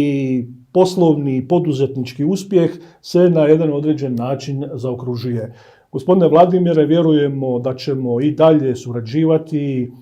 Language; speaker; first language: Bosnian; native; Bosnian